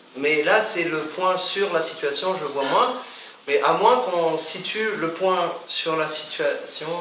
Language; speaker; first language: French; native; French